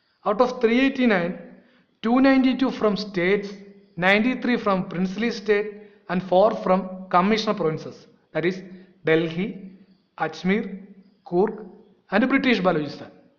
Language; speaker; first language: English; non-native, local second language; Malayalam